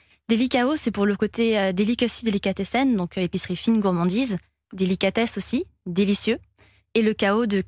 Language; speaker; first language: French; native; French